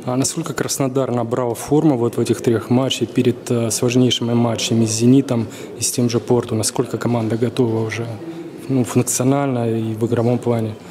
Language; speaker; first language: Russian; native; Russian